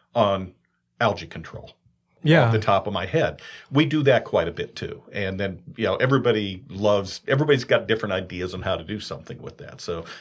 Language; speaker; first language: English; native; English